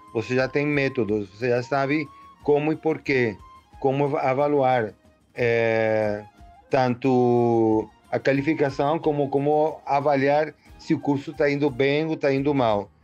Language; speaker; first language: Portuguese; non-native, fluent; Spanish